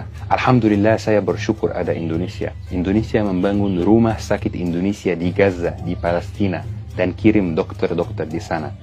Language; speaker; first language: Indonesian; non-native, fluent; Arabic